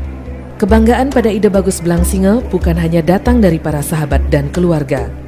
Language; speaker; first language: Indonesian; native; Indonesian